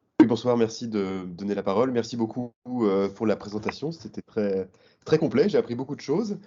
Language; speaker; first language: French; native; French